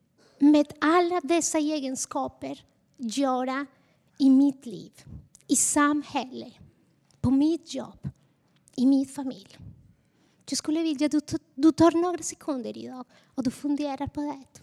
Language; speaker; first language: Swedish; non-native, fluent; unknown